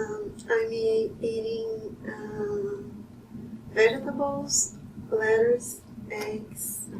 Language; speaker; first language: English; non-native, learner; Portuguese